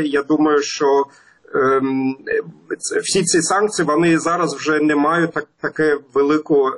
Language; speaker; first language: Ukrainian; non-native, fluent; German